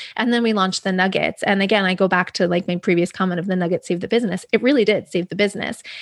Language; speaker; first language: English; native; English